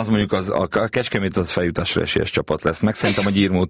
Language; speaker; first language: Hungarian; native; Hungarian